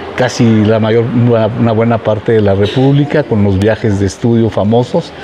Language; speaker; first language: Spanish; non-native, local second language; Zapotec